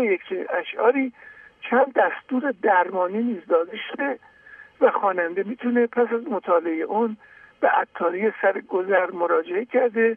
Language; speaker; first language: Persian; native; Persian